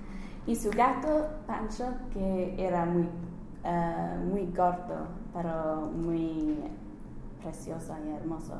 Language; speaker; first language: Spanish; non-native, learner; English